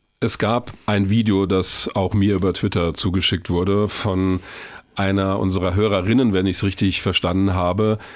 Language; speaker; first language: German; native; German